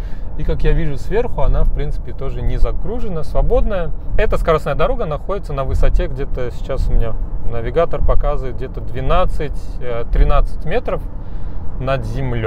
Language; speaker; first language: Russian; native; Russian